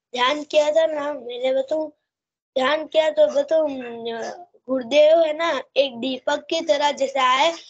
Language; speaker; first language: Hindi; native; Hindi